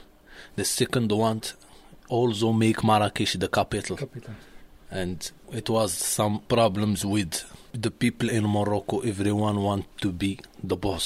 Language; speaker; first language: English; non-native, learner; Arabic